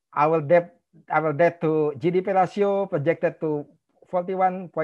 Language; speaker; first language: English; non-native, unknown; Indonesian